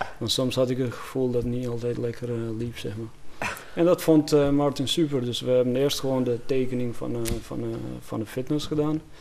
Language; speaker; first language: Dutch; non-native, fluent; Albanian